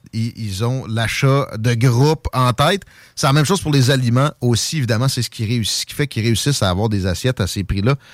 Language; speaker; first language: French; native; French